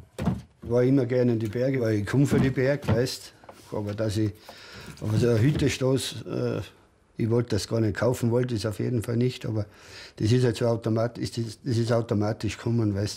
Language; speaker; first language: German; native; German